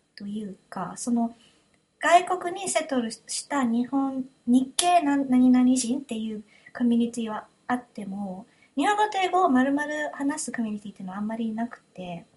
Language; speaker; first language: Japanese; early bilingual, heritage; Japanese